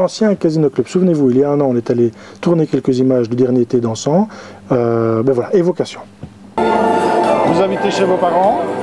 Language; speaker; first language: French; native; French